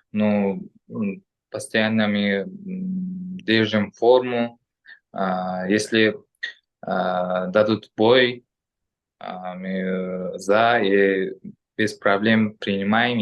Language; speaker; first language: Russian; non-native, local second language; Uzbek